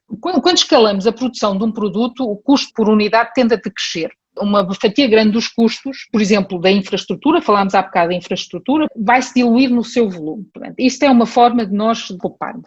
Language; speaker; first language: Portuguese; early bilingual, heritage; Portuguese